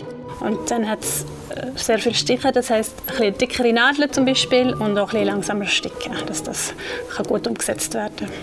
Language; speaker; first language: German; native; German